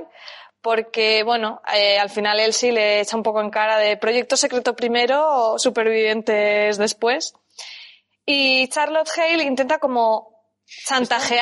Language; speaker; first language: Spanish; native; Spanish